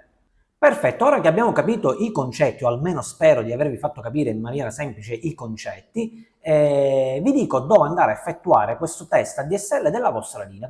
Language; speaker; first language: Italian; native; Italian